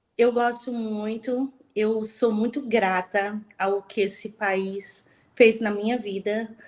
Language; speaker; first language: Portuguese; native; Portuguese